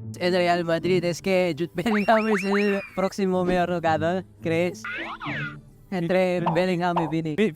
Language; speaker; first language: Spanish; non-native, fluent; Filipino